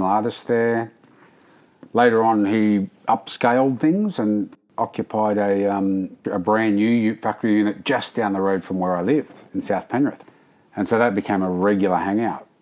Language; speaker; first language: English; native; English